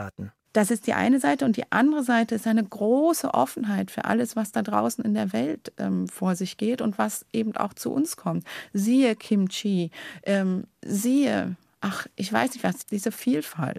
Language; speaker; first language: German; native; German